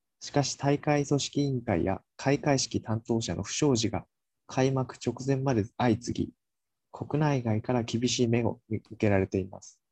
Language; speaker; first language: Japanese; native; Japanese